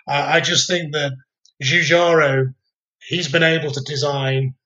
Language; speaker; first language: English; native; English